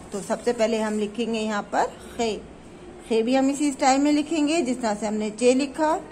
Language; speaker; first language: Hindi; native; Hindi